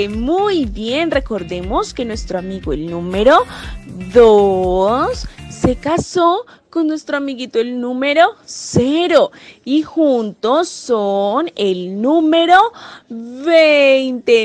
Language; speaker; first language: Spanish; native; Spanish